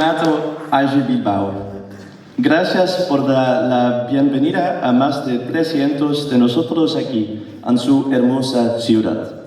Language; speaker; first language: Spanish; non-native, learner; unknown